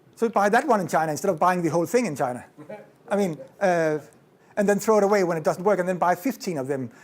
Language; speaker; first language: English; non-native, fluent; Danish